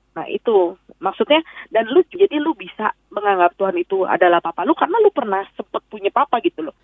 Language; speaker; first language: Indonesian; native; Indonesian